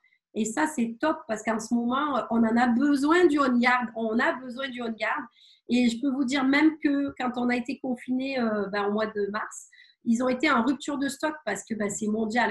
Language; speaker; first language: French; native; French